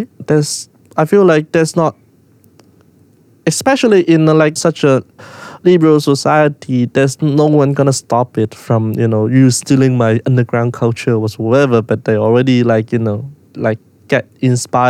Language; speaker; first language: English; non-native, local second language; Cantonese